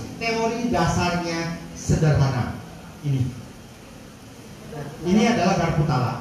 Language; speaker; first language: Indonesian; native; Indonesian